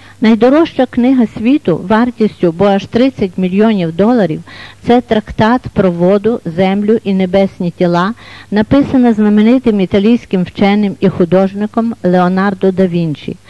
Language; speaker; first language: Ukrainian; native; Ukrainian